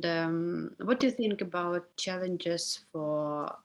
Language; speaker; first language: English; non-native, learner; Ukrainian